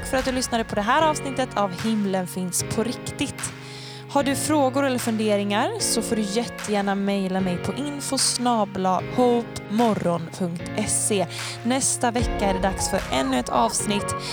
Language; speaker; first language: Swedish; native; Swedish